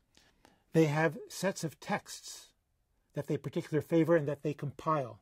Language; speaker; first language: English; native; English